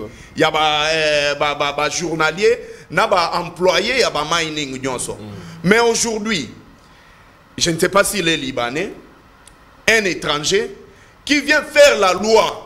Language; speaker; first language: French; non-native, local second language; Lingala